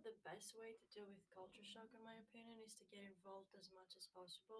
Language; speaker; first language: English; non-native, fluent; Greek